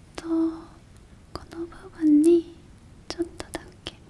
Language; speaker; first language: Japanese; non-native, learner; Korean